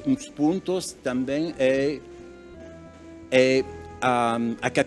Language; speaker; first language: Portuguese; non-native, learner; French